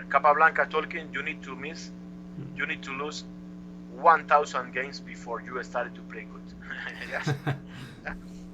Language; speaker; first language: English; non-native, learner; Spanish